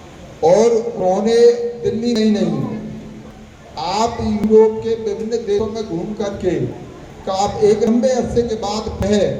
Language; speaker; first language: Hindi; native; Hindi